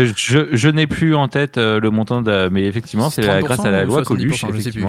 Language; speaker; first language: French; native; French